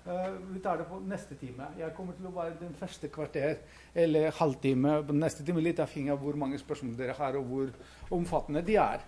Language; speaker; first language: Norwegian; non-native, fluent; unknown